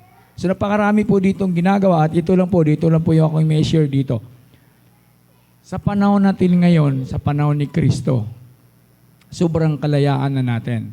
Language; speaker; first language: Filipino; native; Filipino